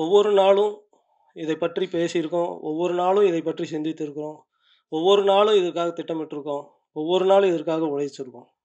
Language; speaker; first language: Tamil; native; Tamil